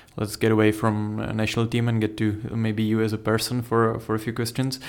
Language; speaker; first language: English; non-native, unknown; Czech